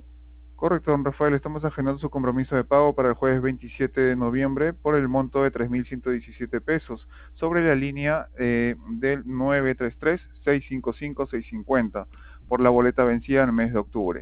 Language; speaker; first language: Spanish; native; Spanish